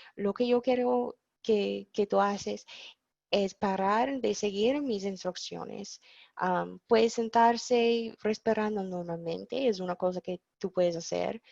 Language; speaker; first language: Spanish; non-native, fluent; English